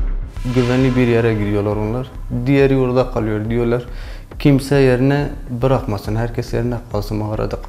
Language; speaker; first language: Turkish; non-native, learner; Kurdish